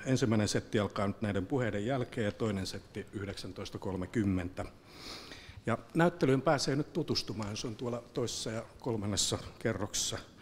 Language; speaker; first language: Finnish; native; Finnish